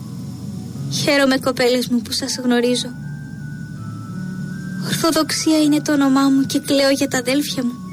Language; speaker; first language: Greek; native; Greek